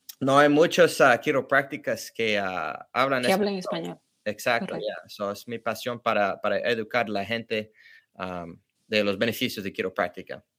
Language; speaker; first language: Spanish; early bilingual, heritage; English